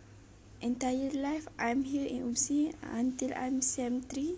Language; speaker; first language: English; non-native, learner; Malay